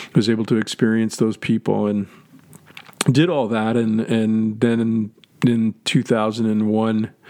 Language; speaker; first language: English; native; English